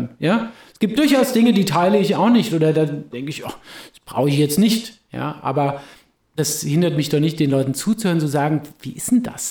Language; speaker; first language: German; native; German